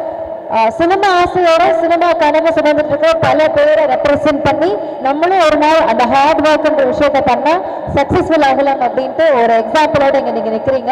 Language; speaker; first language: Tamil; native; Tamil